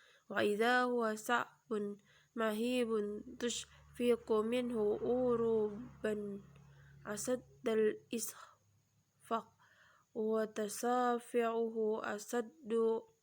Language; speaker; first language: Arabic; non-native, learner; Indonesian